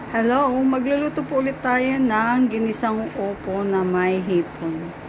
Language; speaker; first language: Filipino; non-native, local second language; Iloko